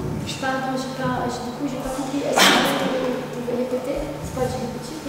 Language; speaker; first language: French; non-native, fluent; Portuguese